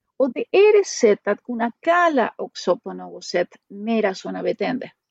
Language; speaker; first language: Swedish; non-native, fluent; Spanish